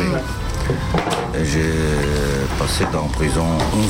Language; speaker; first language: French; non-native, learner; Arabic